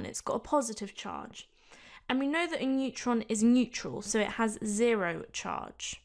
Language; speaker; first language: English; native; English